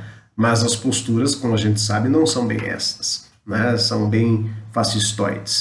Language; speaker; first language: Portuguese; native; Portuguese